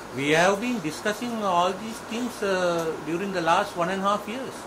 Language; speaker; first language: English; non-native, local second language; Sinhala